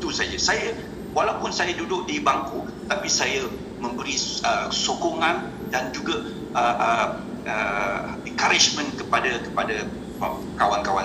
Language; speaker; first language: Indonesian; non-native, local second language; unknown